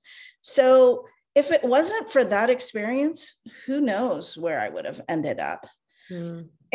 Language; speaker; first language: English; non-native, local second language; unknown